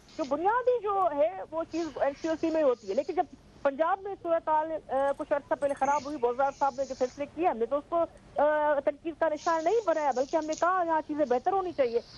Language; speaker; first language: Urdu; non-native, local second language; Sindhi